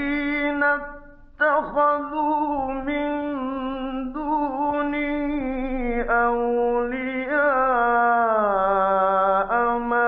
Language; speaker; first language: Arabic; native; Arabic